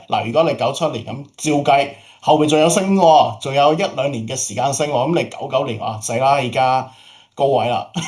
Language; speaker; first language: Cantonese; native; Cantonese